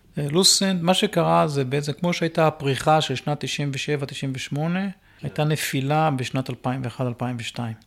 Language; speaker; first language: Hebrew; native; Hebrew